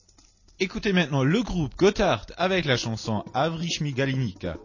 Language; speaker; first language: French; native; French